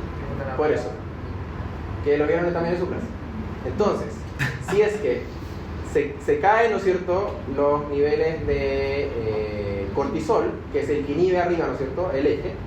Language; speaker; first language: Spanish; native; Spanish